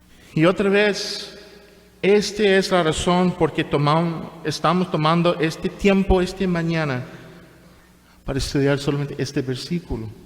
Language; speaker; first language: Spanish; non-native, fluent; English